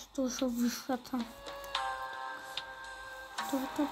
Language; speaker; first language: Russian; non-native, learner; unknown